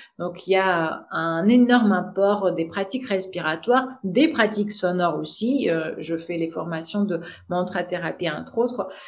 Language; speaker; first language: French; non-native, fluent; Russian